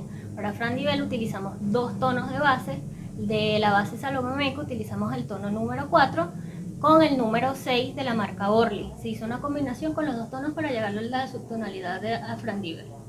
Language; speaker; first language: Spanish; native; Spanish